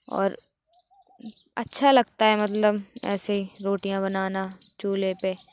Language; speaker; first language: Hindi; native; Hindi